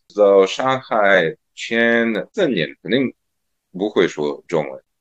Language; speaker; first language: Chinese; non-native, learner; Serbian